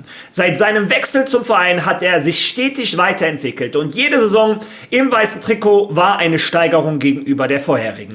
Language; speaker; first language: German; native; German